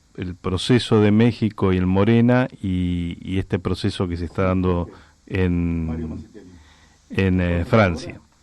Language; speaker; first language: Spanish; native; Spanish